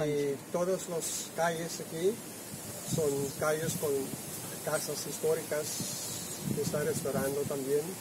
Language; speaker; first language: Spanish; non-native, local second language; Papiamento